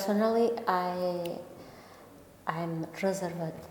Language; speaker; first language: English; non-native, learner; Portuguese